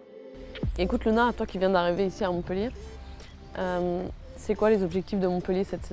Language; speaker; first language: French; native; French